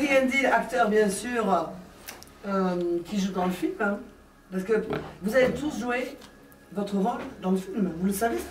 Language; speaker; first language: French; native; French